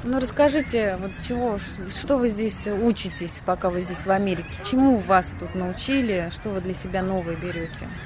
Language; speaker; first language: Russian; native; Russian